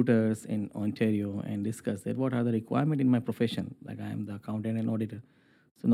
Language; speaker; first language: English; non-native, local second language; Urdu